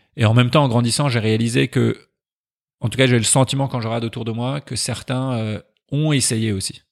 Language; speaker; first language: French; early bilingual, other home language; Persian